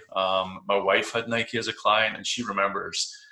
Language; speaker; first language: English; native; English